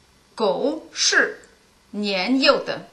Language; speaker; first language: Chinese; non-native, learner; German